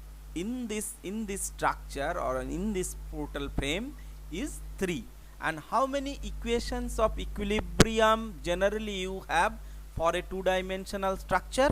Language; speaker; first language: English; non-native, local second language; Bangla